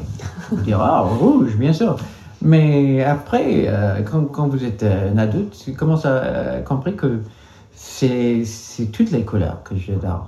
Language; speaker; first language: French; non-native, local second language; English